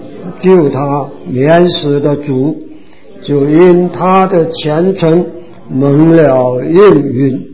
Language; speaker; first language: Chinese; native; Chinese